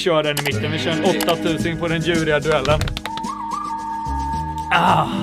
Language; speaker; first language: Swedish; native; Swedish